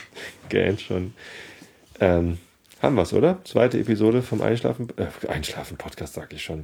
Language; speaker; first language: German; native; German